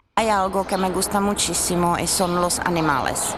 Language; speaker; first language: Spanish; non-native, fluent; Czech